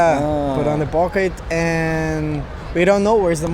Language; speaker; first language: English; non-native, learner; Portuguese